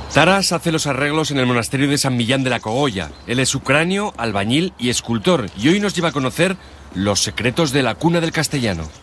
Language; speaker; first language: Spanish; native; Spanish